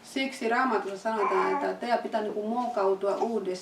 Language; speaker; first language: Finnish; non-native, fluent; Swahili